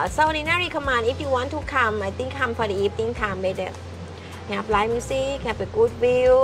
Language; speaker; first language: English; non-native, learner; Thai